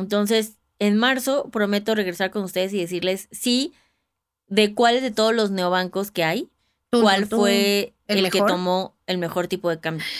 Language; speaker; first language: Spanish; native; Spanish